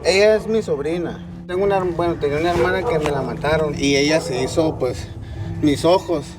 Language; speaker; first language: Spanish; native; Spanish